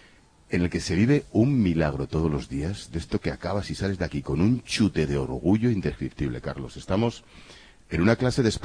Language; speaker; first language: Spanish; native; Spanish